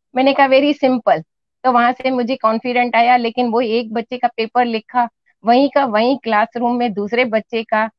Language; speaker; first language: Hindi; non-native, local second language; Sindhi